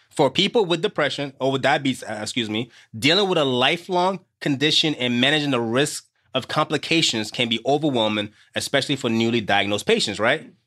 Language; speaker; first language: English; native; English